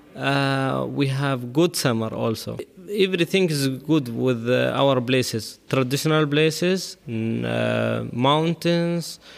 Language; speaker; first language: English; non-native, learner; Arabic